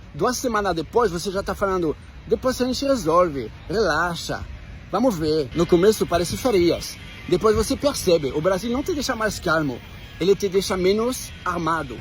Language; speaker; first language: Portuguese; non-native, fluent; French